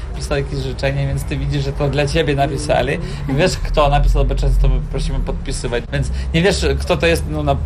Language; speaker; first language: Polish; non-native, fluent; Ukrainian